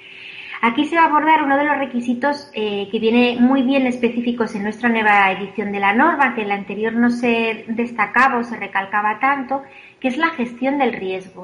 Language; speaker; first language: Spanish; native; Spanish